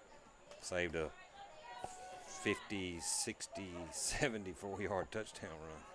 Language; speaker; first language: English; native; English